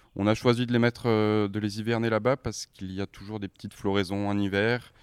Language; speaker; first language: French; native; French